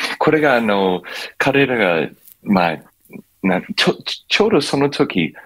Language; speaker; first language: Japanese; non-native, fluent; English